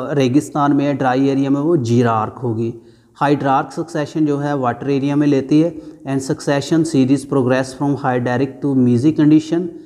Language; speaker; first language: Hindi; non-native, local second language; Punjabi